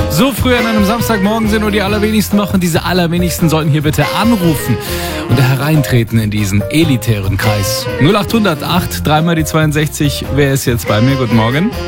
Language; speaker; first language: German; native; German